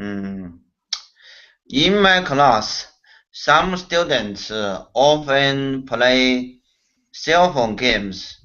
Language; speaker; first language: English; non-native, learner; Chinese